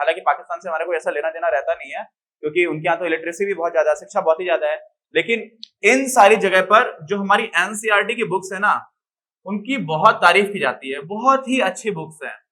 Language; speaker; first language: Hindi; native; Hindi